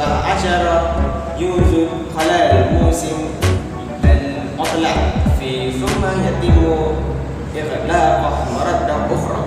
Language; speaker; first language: Arabic; non-native, learner; Malay